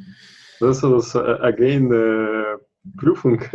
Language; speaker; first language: English; non-native, learner; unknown